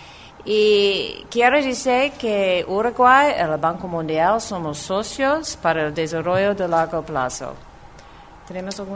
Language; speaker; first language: Spanish; non-native, fluent; English